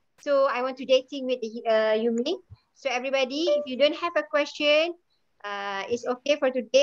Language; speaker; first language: English; non-native, local second language; Malay